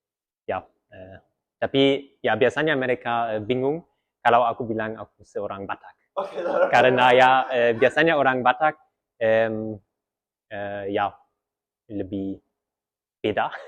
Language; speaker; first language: Indonesian; early bilingual, heritage; German